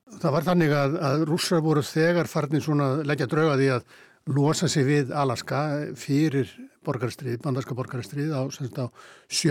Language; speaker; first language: Icelandic; native; Icelandic